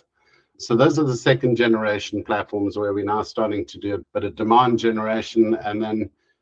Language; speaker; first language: English; native; English